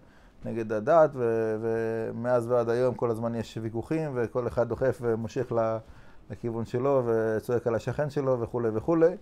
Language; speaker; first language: Hebrew; non-native, fluent; English